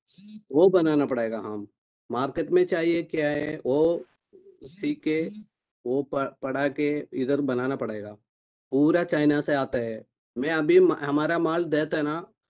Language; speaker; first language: Hindi; non-native, local second language; Malayalam